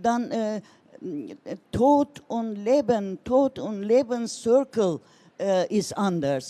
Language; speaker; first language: German; non-native, learner; Turkish